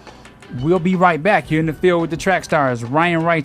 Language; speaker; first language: English; native; English